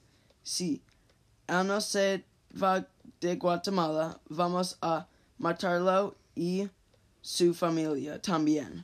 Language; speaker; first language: Spanish; non-native, learner; English